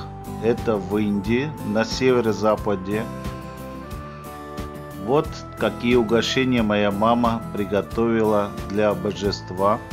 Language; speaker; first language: Russian; non-native, fluent; Hindi